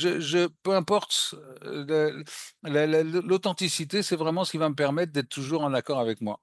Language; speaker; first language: French; native; French